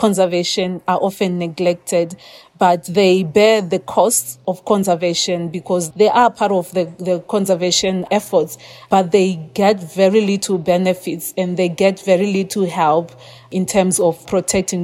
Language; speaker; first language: English; non-native, local second language; Shona